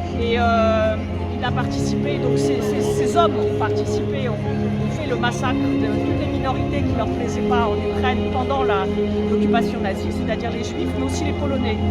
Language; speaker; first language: French; non-native, fluent; Polish